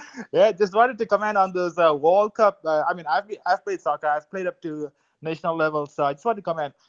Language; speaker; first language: English; non-native, fluent; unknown